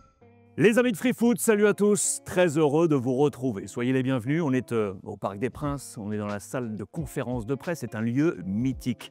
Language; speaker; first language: French; native; French